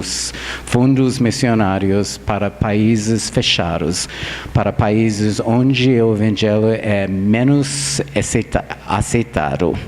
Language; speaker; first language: Portuguese; non-native, fluent; English